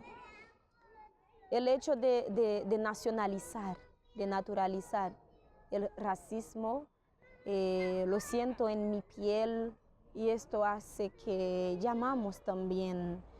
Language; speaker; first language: Spanish; non-native, fluent; Haitian Creole